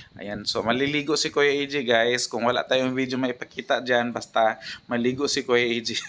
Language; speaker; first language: Filipino; non-native, local second language; Cebuano